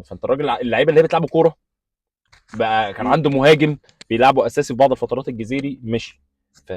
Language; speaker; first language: Arabic; native; Arabic